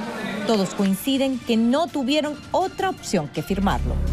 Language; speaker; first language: Spanish; native; Spanish